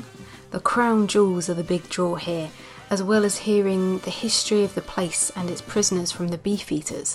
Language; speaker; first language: English; native; English